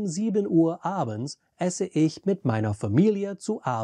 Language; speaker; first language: German; non-native, fluent; English